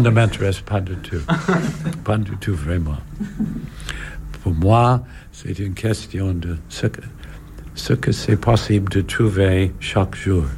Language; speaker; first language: French; non-native, learner; English